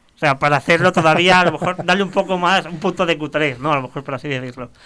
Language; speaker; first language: Spanish; native; Spanish